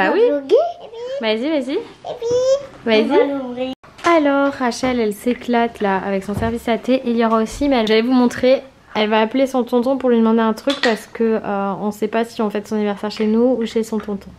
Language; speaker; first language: French; native; French